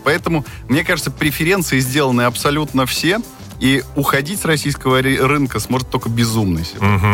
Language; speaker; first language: Russian; native; Russian